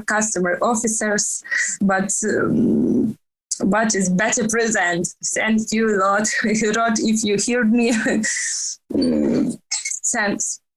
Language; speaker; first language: English; non-native, learner; Ukrainian